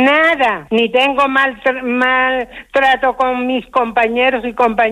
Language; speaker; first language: Spanish; native; Spanish